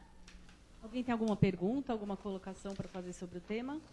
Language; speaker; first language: Portuguese; native; Portuguese